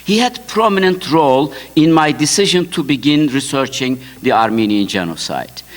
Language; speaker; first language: English; non-native, fluent; Turkish